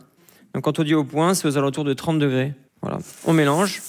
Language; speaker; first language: French; native; French